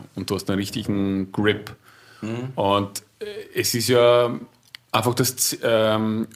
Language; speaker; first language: German; native; German